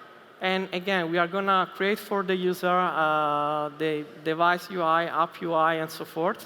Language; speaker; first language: English; non-native, fluent; Italian